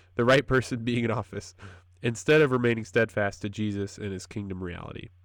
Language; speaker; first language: English; native; English